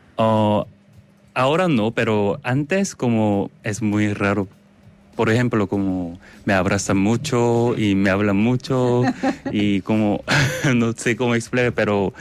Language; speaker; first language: Spanish; non-native, learner; Korean